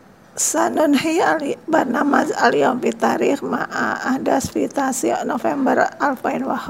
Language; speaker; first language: Arabic; non-native, learner; Indonesian